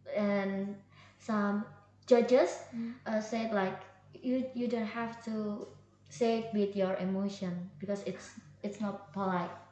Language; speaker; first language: English; non-native, learner; Indonesian